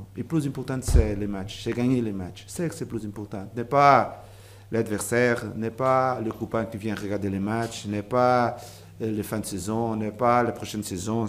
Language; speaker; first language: French; non-native, learner; Portuguese